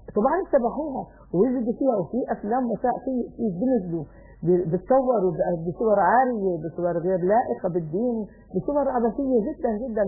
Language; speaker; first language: Arabic; native; Arabic